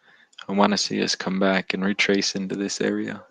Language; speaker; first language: English; native; English